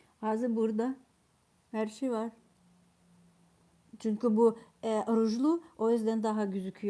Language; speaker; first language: Turkish; non-native, fluent; Ukrainian